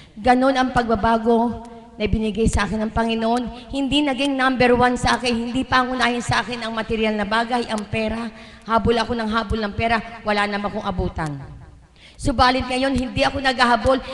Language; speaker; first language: Filipino; native; Filipino